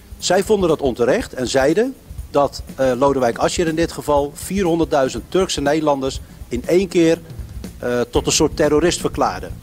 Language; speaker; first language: Dutch; early bilingual, other home language; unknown